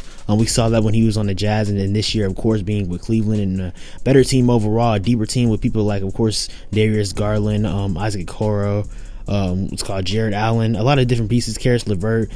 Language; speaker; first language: English; native; English